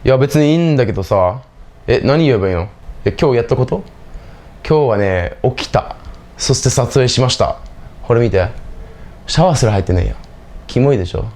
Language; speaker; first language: Japanese; non-native, fluent; English